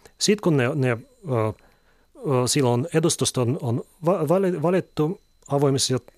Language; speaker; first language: Finnish; non-native, fluent; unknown